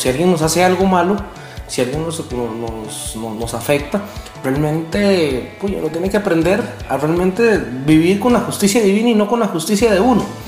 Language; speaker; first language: Spanish; native; Spanish